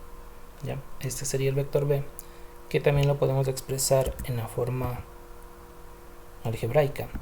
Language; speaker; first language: Spanish; native; Spanish